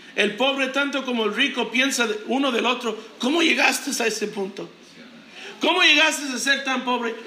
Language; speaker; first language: Spanish; non-native, fluent; English